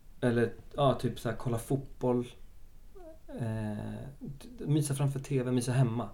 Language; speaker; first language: Swedish; early bilingual, other home language; Spanish